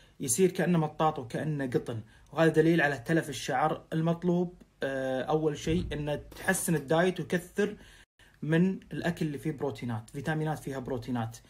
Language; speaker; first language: Arabic; native; Arabic